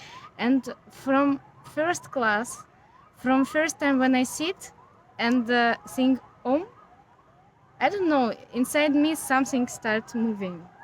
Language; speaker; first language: English; non-native, learner; Ukrainian